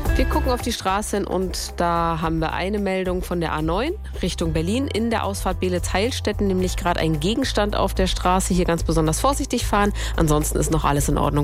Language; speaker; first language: German; native; German